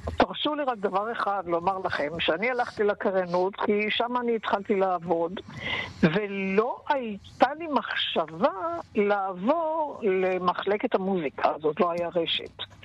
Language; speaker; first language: Hebrew; native; Hebrew